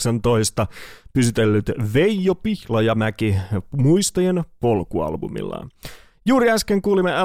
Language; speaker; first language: Finnish; native; Finnish